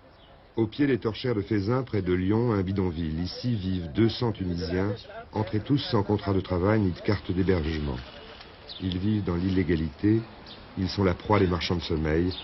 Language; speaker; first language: French; native; French